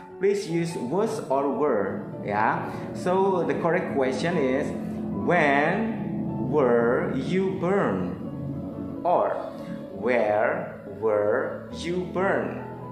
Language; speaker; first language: English; non-native, fluent; Indonesian